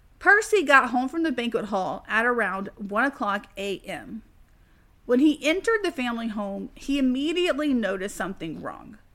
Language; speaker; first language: English; native; English